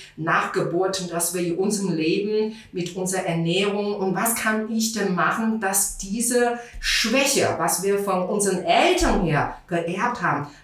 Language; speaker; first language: German; non-native, fluent; Chinese